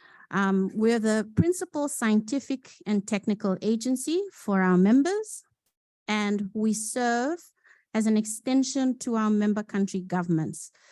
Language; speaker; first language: English; non-native, local second language; Fijian